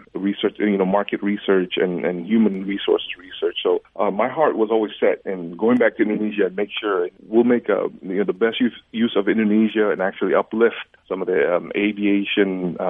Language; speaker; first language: English; early bilingual, other home language; Indonesian